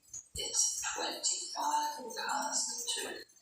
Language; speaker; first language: English; non-native, learner; Indonesian